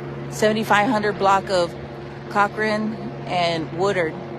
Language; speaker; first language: English; early bilingual, other home language; Spanish